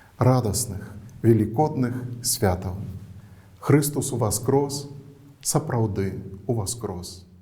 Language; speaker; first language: Belarusian; native; Belarusian